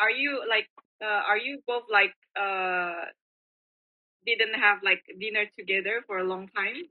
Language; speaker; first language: English; non-native, fluent; Indonesian